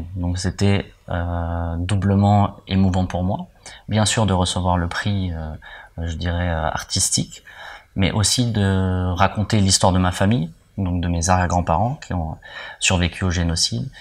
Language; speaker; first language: French; early bilingual, heritage; French